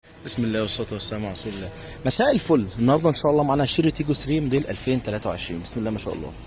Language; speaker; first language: Arabic; native; Arabic